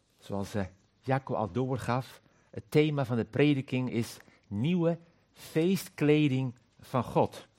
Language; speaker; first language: Dutch; non-native, local second language; Western Frisian